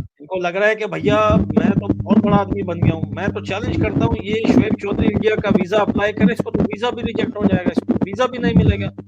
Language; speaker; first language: Hindi; non-native, fluent; Pashto